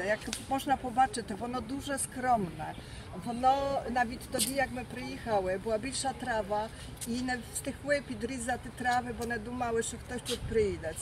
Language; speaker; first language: Ukrainian; early bilingual, heritage; Ukrainian